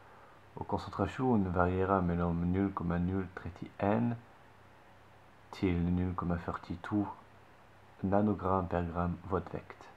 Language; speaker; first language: Norwegian; non-native, fluent; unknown